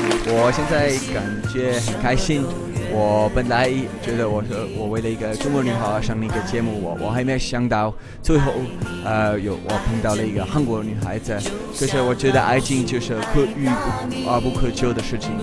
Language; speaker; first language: Chinese; non-native, learner; Swiss German